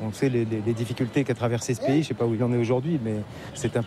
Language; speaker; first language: French; native; French